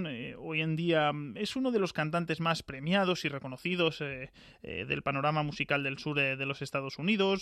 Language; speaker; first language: Spanish; native; Spanish